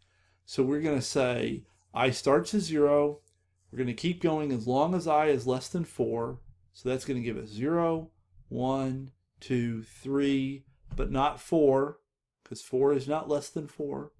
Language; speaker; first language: English; native; English